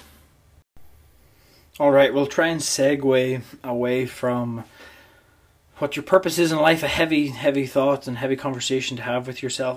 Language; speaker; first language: English; native; English